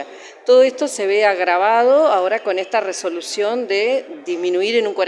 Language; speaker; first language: Spanish; native; Spanish